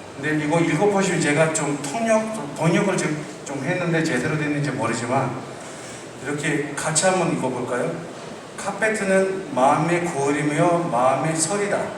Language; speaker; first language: Korean; non-native, fluent; Turkish